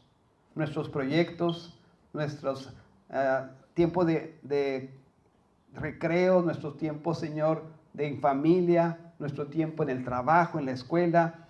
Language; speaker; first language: Spanish; native; Spanish